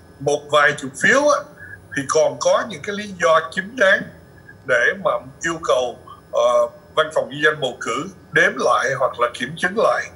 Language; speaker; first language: Vietnamese; early bilingual, other home language; English